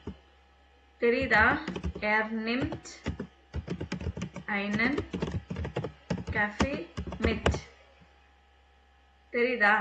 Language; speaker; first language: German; non-native, fluent; Tamil